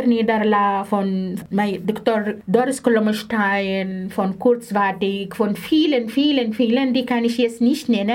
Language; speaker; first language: German; non-native, fluent; Arabic